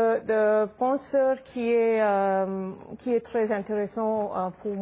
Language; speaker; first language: French; non-native, fluent; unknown